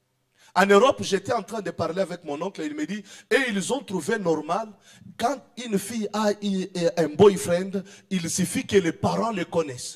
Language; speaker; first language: French; non-native, local second language; Swahili